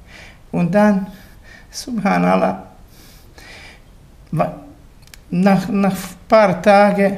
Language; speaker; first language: German; non-native, learner; Bosnian